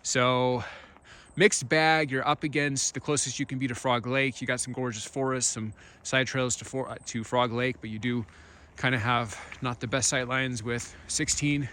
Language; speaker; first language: English; native; English